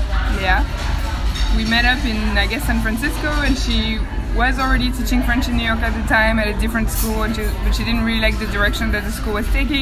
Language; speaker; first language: English; non-native, fluent; French